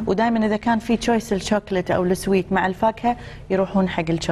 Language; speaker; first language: Arabic; native; Arabic